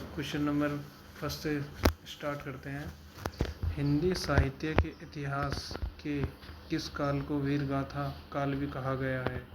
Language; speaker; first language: Hindi; native; Hindi